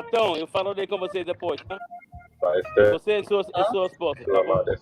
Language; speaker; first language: Portuguese; non-native, learner; English